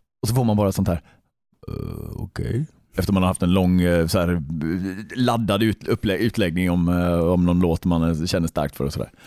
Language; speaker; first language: Swedish; native; Swedish